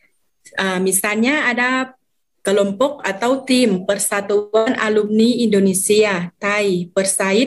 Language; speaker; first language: Indonesian; non-native, fluent; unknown